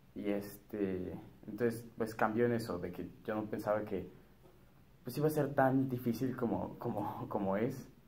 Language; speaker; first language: Spanish; native; Spanish